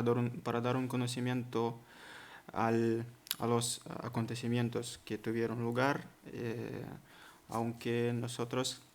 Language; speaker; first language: Spanish; non-native, learner; Kazakh